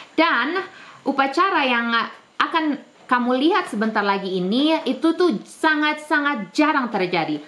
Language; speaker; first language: Indonesian; native; Indonesian